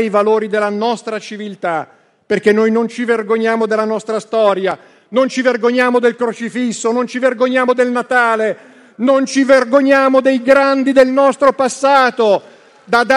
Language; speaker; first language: Italian; native; Italian